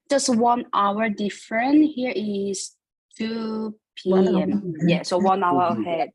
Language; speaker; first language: English; non-native, learner; Korean